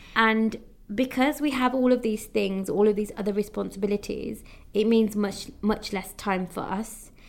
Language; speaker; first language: English; native; English